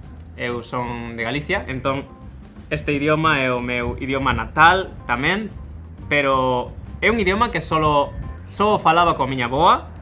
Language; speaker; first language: Galician; non-native, local second language; Spanish